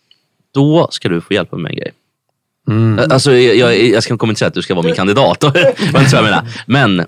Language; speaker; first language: Swedish; native; Swedish